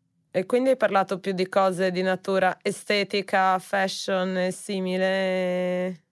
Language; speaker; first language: Italian; native; Italian